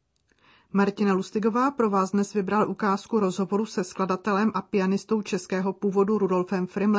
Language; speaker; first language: Czech; native; Czech